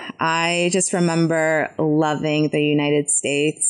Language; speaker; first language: English; early bilingual, other home language; Polish